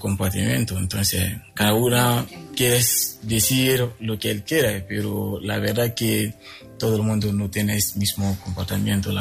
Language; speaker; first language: Spanish; non-native, fluent; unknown